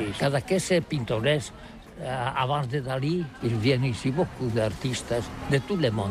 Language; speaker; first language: French; non-native, learner; Catalan